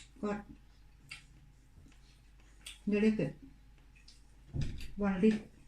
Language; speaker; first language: Swedish; non-native, learner; Thai